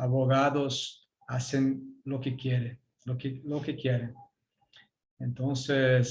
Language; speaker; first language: Spanish; non-native, learner; Portuguese